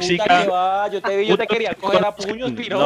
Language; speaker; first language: Spanish; native; Spanish